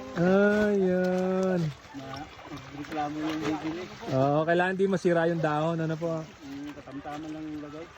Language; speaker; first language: Filipino; native; Filipino